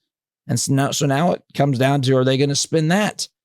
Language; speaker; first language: English; native; English